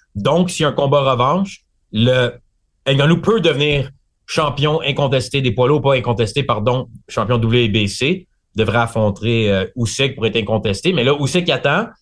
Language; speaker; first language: French; native; French